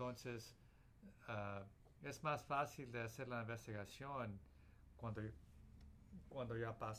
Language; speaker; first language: Spanish; early bilingual, heritage; Spanish